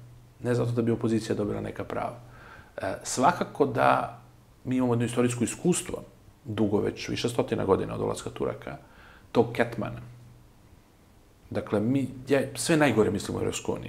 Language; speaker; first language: Serbian; native; Serbian